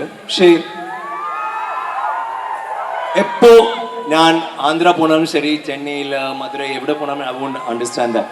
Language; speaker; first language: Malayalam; non-native, learner; Tamil